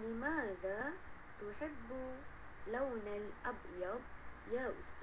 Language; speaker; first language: Arabic; non-native, learner; Malay